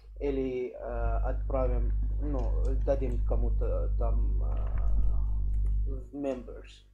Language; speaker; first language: Russian; non-native, learner; English